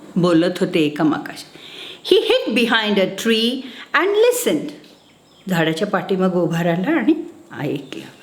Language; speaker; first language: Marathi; non-native, local second language; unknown